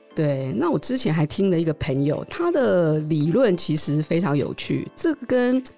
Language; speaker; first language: Chinese; native; Chinese